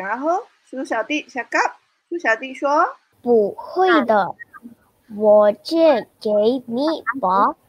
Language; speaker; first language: Chinese; non-native, fluent; Malay